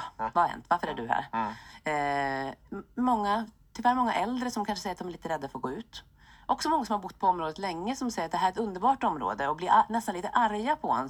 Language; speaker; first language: Swedish; native; Swedish